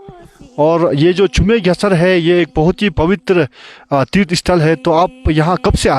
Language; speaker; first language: Hindi; native; Hindi